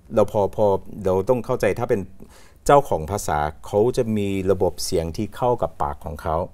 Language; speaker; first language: Thai; non-native, fluent; English